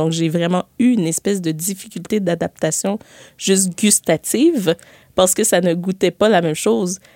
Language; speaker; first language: French; early bilingual, other home language; Haitian Creole